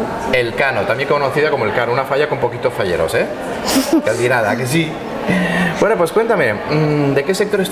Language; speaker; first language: Spanish; native; Spanish